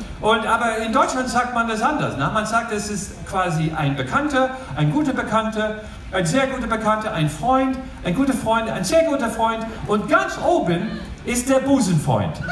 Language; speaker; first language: German; non-native, fluent; English